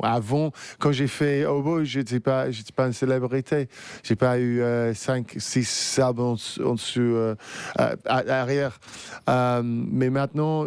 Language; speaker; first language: French; non-native, fluent; English